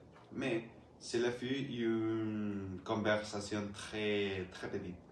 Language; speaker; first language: French; non-native, learner; Spanish